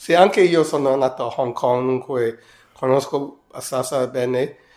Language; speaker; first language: Italian; non-native, fluent; Cantonese